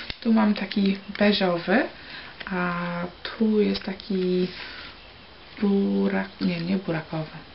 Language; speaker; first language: Polish; early bilingual, heritage; Polish